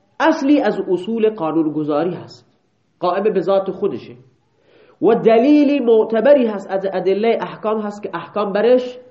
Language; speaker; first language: Persian; non-native, local second language; Baluchi